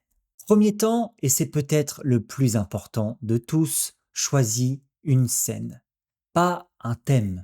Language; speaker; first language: French; native; French